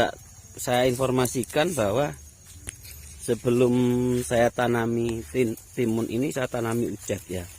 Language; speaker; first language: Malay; non-native, local second language; Javanese